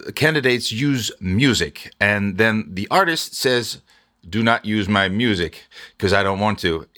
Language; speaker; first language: English; non-native, fluent; Dutch